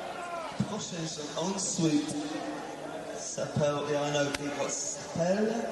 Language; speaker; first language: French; non-native, learner; English